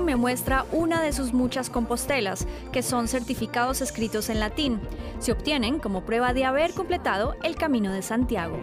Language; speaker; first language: Spanish; native; Spanish